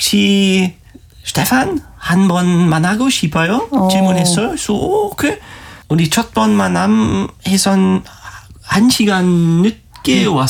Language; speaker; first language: Korean; non-native, learner; German